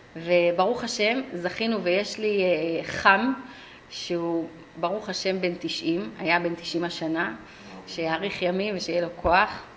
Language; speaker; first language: Hebrew; early bilingual, other home language; English